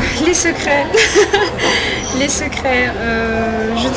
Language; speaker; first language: French; native; French